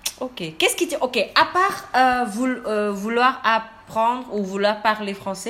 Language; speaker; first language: French; non-native, learner; Indonesian